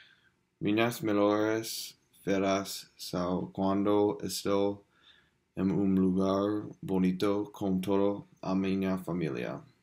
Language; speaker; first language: Portuguese; non-native, learner; English